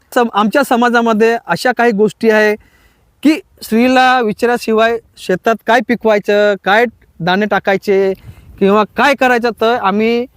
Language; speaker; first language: Marathi; non-native, local second language; Bhili